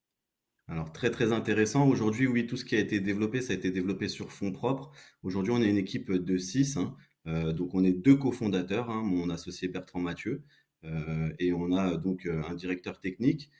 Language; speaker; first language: French; native; French